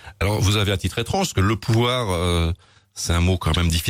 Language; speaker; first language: French; native; French